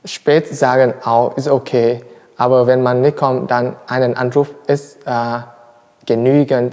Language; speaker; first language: German; non-native, learner; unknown